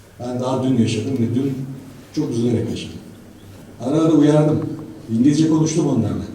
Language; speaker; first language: Turkish; native; Turkish